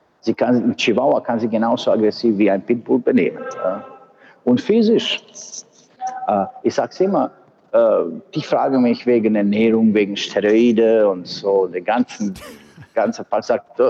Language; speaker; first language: German; non-native, fluent; Bosnian